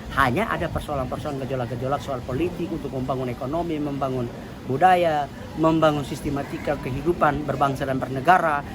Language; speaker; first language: Indonesian; non-native, local second language; Tetum